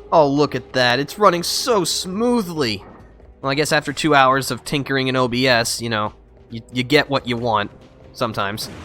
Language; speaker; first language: English; native; English